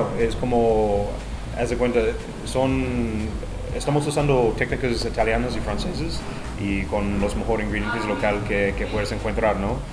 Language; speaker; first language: Spanish; non-native, fluent; English